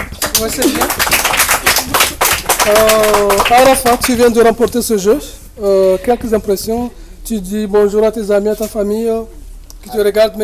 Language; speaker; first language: French; non-native, local second language; Comorian